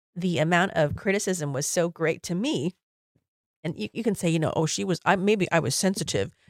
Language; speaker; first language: English; native; English